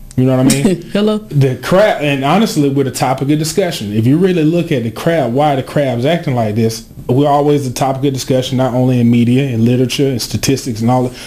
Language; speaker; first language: English; native; English